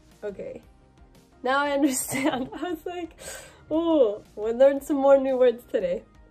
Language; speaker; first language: English; native; English